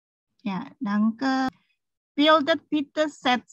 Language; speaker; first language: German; non-native, fluent; Indonesian